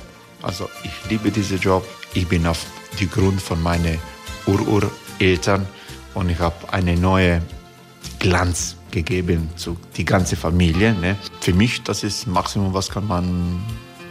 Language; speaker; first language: German; non-native, learner; Croatian